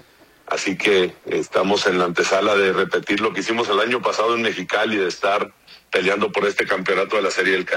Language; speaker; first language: Spanish; native; Spanish